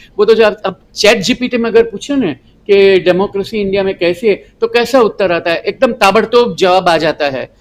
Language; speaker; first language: Hindi; non-native, local second language; Gujarati